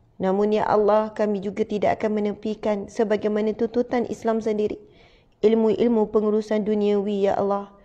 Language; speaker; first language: Malay; native; Malay